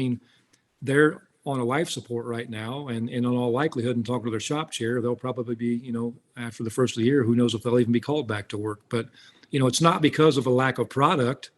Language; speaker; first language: English; native; English